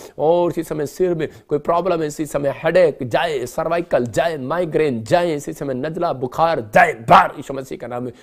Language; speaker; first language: Hindi; non-native, local second language; Punjabi